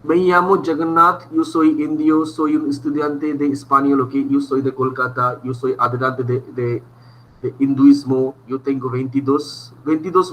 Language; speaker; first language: Spanish; non-native, fluent; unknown